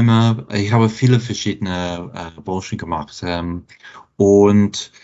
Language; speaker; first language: German; non-native, fluent; English